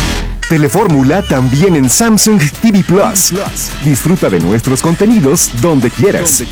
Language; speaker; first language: Spanish; native; Spanish